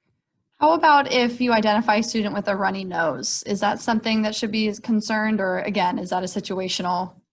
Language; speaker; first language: English; native; English